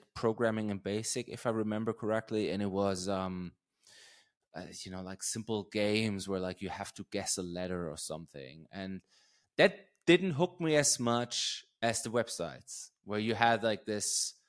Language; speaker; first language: English; non-native, fluent; German